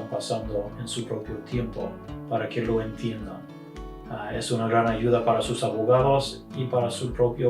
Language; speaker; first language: Spanish; non-native, fluent; English